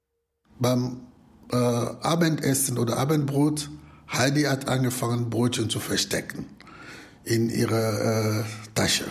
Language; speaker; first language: German; non-native, fluent; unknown